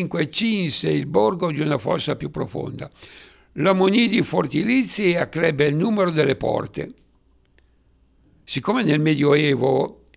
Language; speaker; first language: Italian; native; Italian